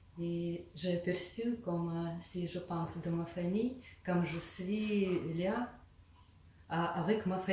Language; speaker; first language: French; non-native, learner; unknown